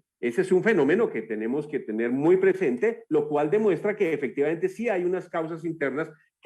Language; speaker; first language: Spanish; native; Spanish